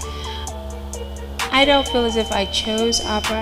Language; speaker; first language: English; native; English